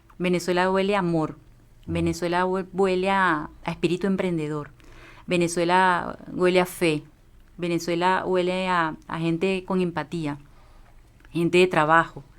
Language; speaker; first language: Spanish; native; Spanish